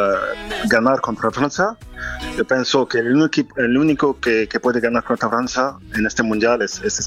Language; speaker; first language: Spanish; non-native, fluent; French